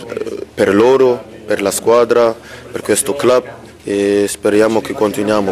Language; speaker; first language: Italian; non-native, fluent; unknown